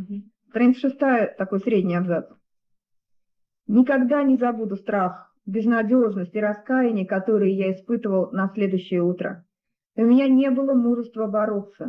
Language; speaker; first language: Russian; native; Russian